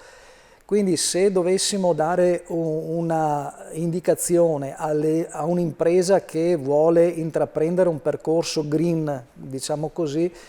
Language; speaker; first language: Italian; native; Italian